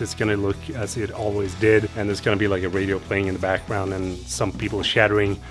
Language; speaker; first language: English; non-native, fluent; Swedish